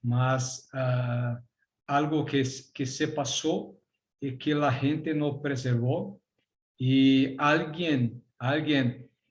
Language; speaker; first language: Spanish; non-native, learner; Portuguese